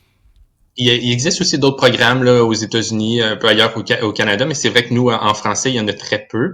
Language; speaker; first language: French; native; French